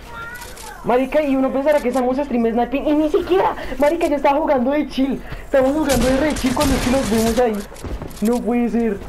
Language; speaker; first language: Spanish; native; Spanish